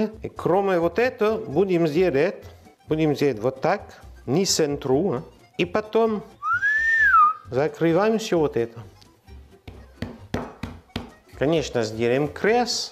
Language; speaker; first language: Russian; non-native, learner; French